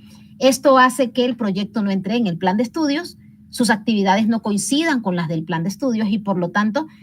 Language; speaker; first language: Spanish; native; Spanish